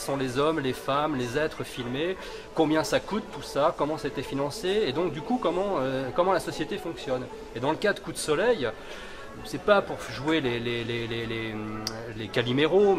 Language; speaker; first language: French; native; French